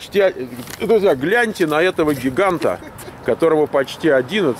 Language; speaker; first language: Russian; native; Russian